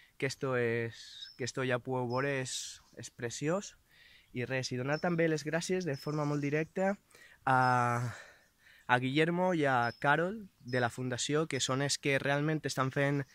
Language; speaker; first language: Catalan; native; Catalan